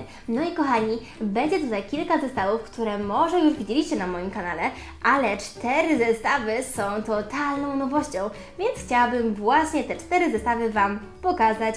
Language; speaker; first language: Polish; native; Polish